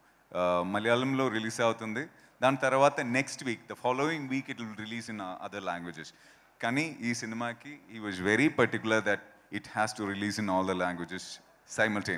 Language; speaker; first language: Telugu; non-native, fluent; Malayalam